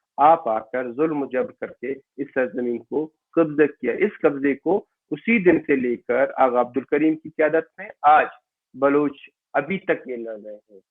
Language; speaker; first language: Urdu; non-native, local second language; Baluchi